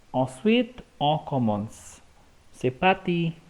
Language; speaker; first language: French; non-native, fluent; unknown